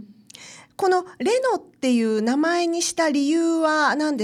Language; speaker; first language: Japanese; native; Japanese